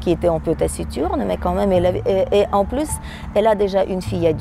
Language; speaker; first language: French; non-native, fluent; Russian